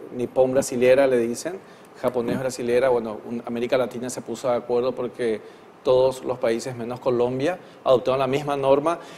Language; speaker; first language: Spanish; native; Spanish